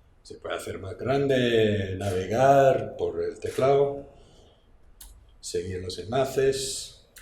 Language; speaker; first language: Spanish; non-native, fluent; English